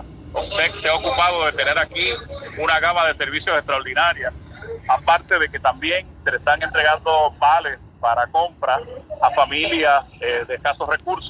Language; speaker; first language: Spanish; native; Spanish